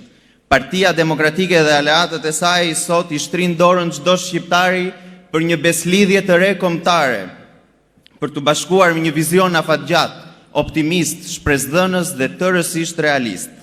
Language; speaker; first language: Albanian; native; Albanian